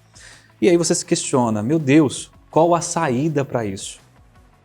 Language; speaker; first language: Portuguese; native; Portuguese